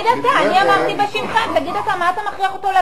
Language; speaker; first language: Hebrew; native; Hebrew